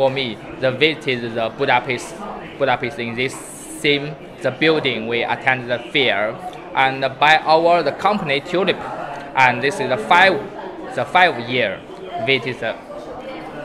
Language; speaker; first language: English; non-native, learner; Chinese